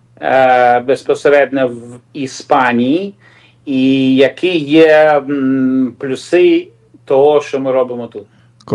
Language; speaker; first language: Ukrainian; non-native, local second language; Russian